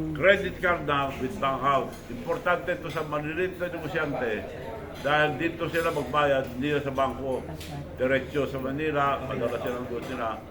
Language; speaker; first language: Filipino; non-native, local second language; Iloko